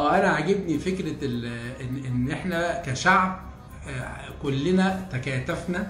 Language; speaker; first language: Arabic; native; Arabic